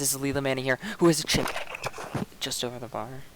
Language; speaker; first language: English; native; English